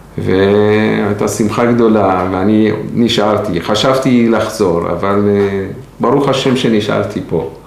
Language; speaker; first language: Hebrew; non-native, fluent; Persian